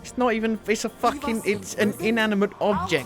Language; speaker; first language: English; native; English